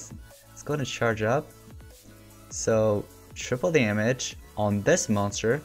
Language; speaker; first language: English; native; English